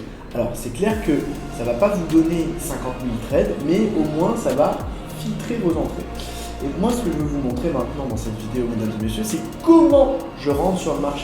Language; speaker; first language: French; native; French